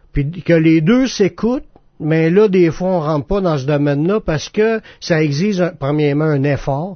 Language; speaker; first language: French; native; French